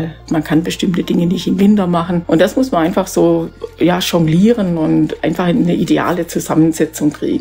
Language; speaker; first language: German; native; German